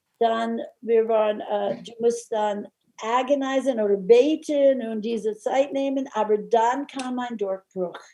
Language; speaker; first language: German; non-native, fluent; English